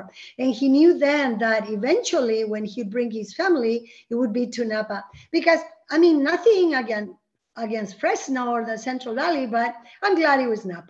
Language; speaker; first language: English; early bilingual, other home language; Spanish